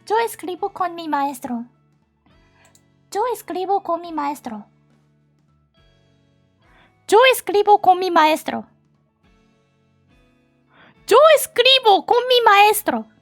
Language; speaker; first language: Spanish; non-native, learner; Japanese